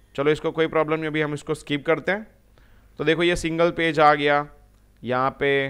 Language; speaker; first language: Hindi; non-native, local second language; Gujarati